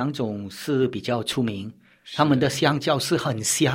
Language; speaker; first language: Chinese; early bilingual, heritage; Chinese